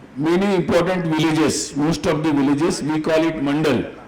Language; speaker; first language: English; non-native, local second language; Hindi